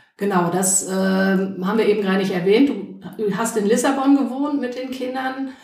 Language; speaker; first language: German; native; German